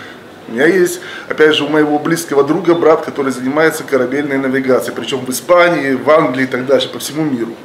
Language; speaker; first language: Russian; native; Russian